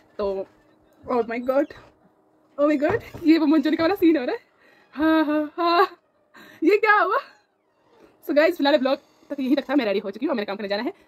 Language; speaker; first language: Hindi; non-native, local second language; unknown